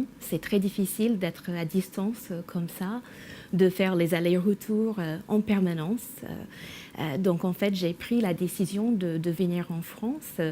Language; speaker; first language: French; non-native, fluent; English